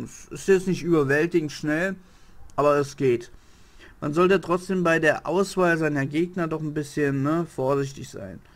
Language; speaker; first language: German; native; German